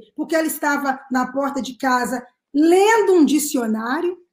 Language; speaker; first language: Portuguese; native; Portuguese